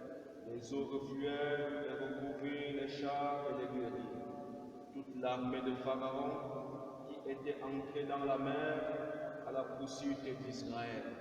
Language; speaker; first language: French; native; French